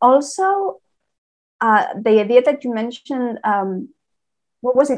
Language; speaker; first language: English; non-native, fluent; Spanish